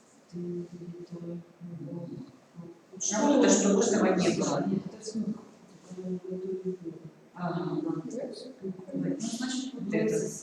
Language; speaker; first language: Russian; non-native, learner; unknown